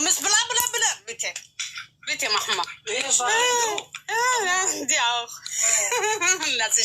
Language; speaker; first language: German; non-native, learner; Arabic